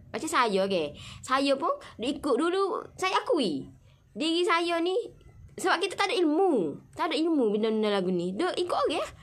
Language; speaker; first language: Malay; native; Malay